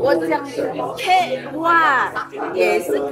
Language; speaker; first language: Chinese; non-native, learner; Central Dusun